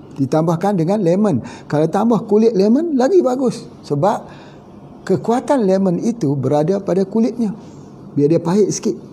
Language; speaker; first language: Malay; native; Malay